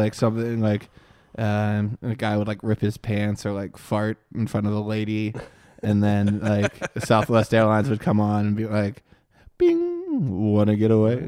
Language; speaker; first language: English; native; English